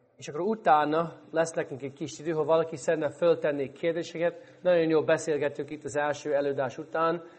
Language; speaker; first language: Hungarian; non-native, fluent; English